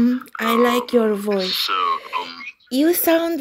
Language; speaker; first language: English; non-native, learner; Romanian